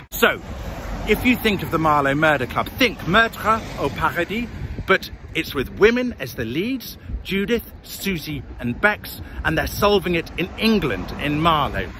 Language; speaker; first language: English; native; English